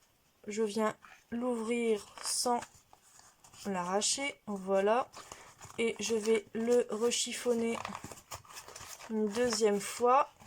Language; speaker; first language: French; native; French